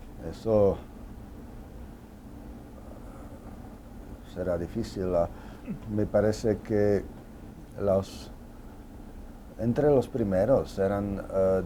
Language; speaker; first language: Spanish; non-native, fluent; Czech